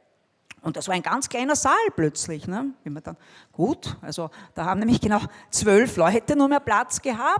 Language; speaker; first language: German; native; German